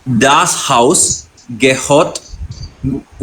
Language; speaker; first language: German; non-native, learner; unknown